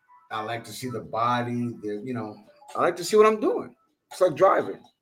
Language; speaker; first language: English; non-native, fluent; Spanish